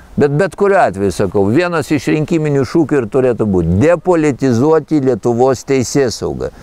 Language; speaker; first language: Lithuanian; native; Lithuanian